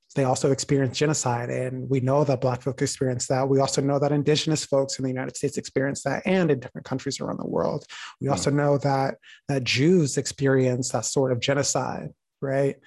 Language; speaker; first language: English; native; English